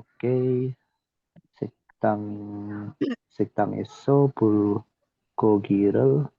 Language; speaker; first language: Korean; non-native, learner; Indonesian